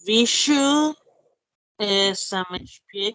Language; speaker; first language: Albanian; non-native, learner; Spanish